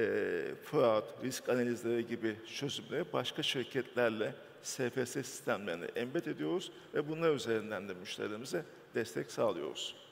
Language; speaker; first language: Turkish; native; Turkish